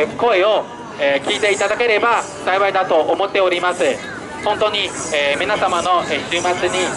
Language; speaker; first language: Japanese; non-native, fluent; Chinese